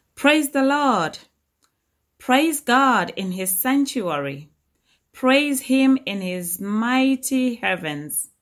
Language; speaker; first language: English; non-native, local second language; Shona